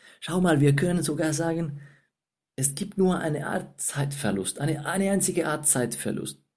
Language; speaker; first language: German; non-native, fluent; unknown